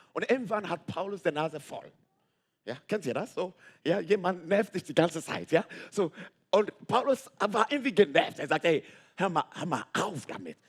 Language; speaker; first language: German; non-native, fluent; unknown